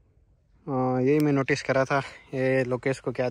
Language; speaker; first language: Hindi; native; Hindi